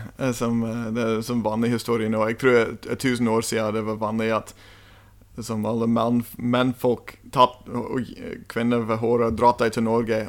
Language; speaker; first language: Norwegian; non-native, fluent; English